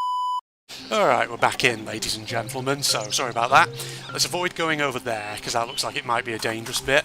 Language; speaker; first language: English; native; English